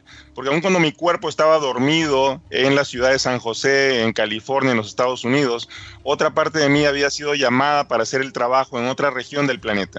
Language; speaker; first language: Spanish; native; Spanish